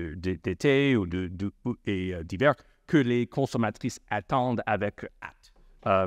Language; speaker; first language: French; non-native, local second language; English